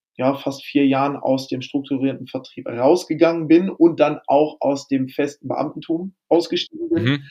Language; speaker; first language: German; native; German